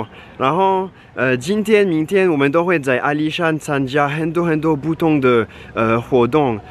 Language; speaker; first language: Chinese; non-native, fluent; French